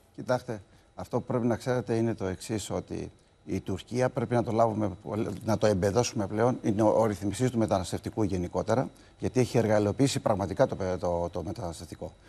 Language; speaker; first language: Greek; native; Greek